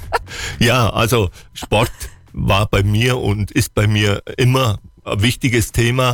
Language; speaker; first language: German; native; German